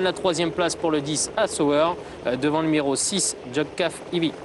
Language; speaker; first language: French; native; French